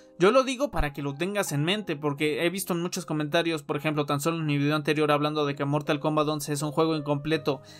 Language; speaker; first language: Spanish; native; Spanish